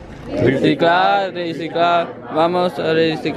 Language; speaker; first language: Spanish; non-native, learner; English